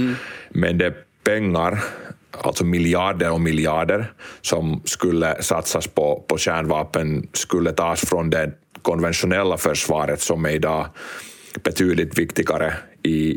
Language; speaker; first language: Swedish; non-native, local second language; Finnish